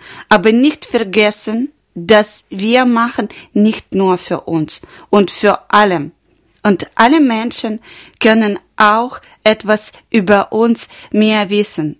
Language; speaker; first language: German; non-native, learner; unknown